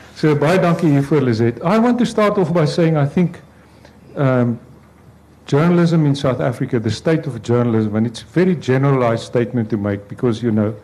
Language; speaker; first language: English; non-native, local second language; Afrikaans